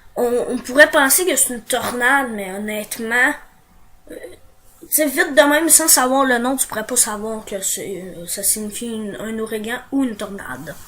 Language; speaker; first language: French; native; French